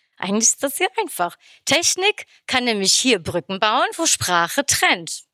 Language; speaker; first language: German; early bilingual, other home language; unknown